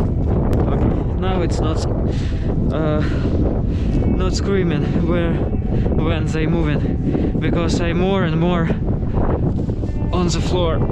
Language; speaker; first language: English; non-native, learner; Russian